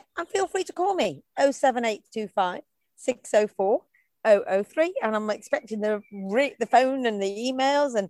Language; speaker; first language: English; native; English